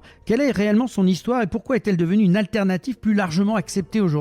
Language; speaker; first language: French; native; French